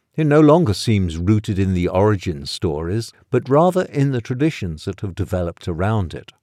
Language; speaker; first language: English; native; English